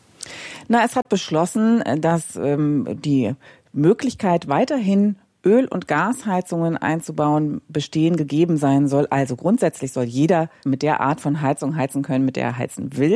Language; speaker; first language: German; native; German